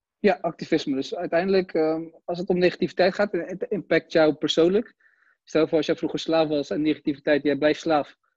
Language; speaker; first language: Dutch; early bilingual, other home language; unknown